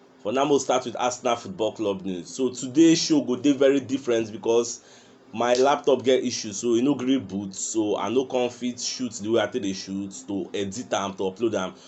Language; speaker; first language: Nigerian Pidgin; non-native, local second language; Yoruba